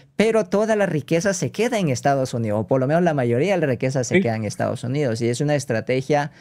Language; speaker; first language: Spanish; non-native, fluent; Korean